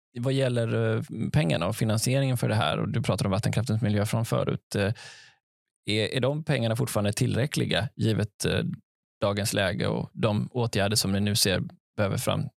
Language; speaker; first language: Swedish; native; Swedish